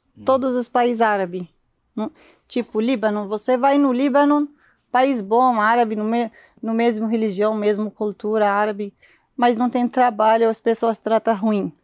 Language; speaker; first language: Portuguese; non-native, learner; Arabic